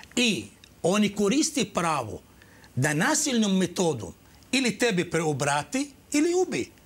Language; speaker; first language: Croatian; non-native, fluent; Arabic